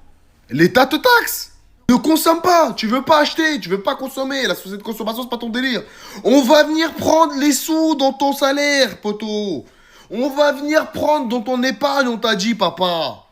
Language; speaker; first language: French; native; French